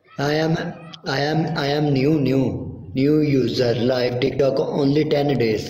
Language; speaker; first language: English; non-native, learner; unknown